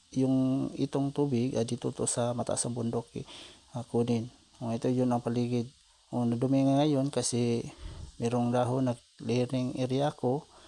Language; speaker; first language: Filipino; non-native, local second language; Cebuano